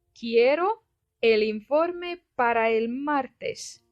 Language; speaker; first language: Spanish; non-native, fluent; Turkish